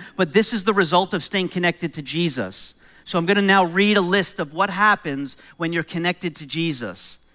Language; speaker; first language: English; native; English